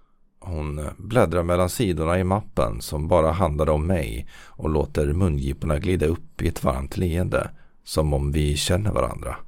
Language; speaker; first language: Swedish; native; Swedish